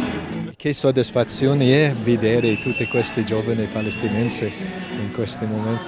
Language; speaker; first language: Italian; non-native, fluent; English